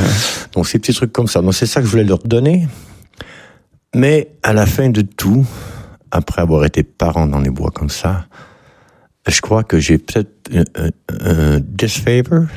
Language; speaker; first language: French; native; French